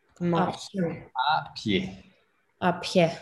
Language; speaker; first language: French; non-native, learner; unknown